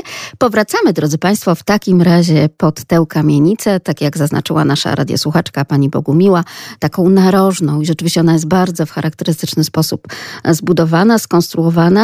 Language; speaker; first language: Polish; native; Polish